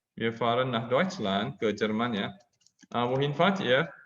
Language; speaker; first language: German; non-native, fluent; Indonesian